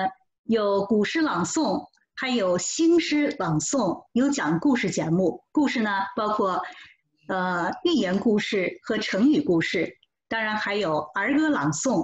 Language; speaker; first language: Chinese; native; Chinese